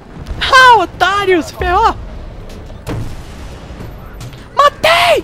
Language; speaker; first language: Portuguese; native; Portuguese